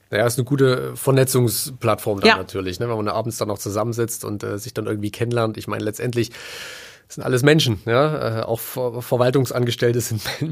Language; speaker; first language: German; native; German